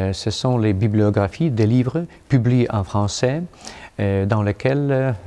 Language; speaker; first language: French; non-native, fluent; Ukrainian